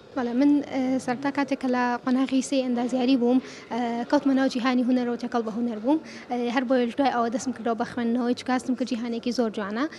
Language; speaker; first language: Central Kurdish; native; Central Kurdish